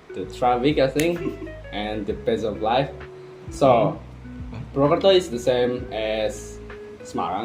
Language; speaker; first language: English; non-native, learner; Javanese